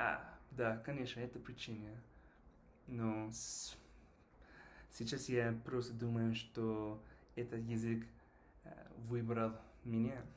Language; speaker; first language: Russian; non-native, learner; English